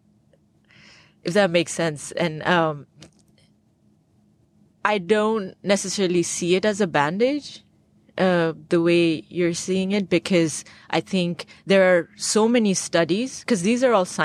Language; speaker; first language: English; non-native, local second language; Bangla